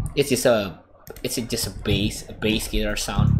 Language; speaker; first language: English; non-native, fluent; Indonesian